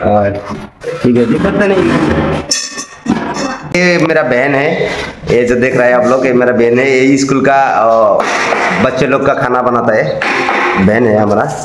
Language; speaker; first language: Hindi; non-native, local second language; Bangla